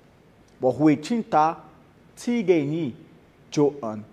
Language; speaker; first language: Chinese; non-native, learner; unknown